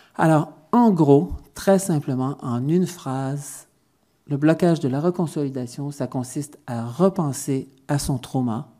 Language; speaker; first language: French; native; French